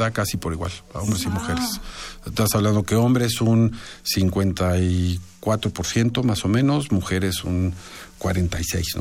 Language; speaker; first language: Spanish; native; Spanish